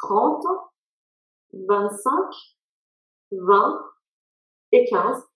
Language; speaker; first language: French; native; French